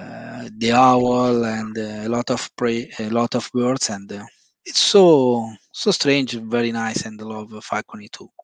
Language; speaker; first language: English; non-native, fluent; Italian